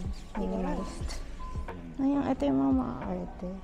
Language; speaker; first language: Korean; non-native, learner; Filipino